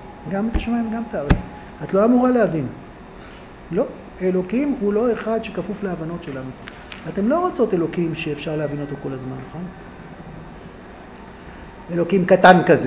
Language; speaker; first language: Hebrew; native; Hebrew